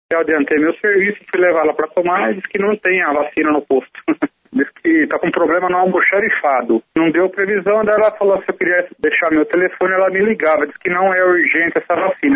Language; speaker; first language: Portuguese; native; Portuguese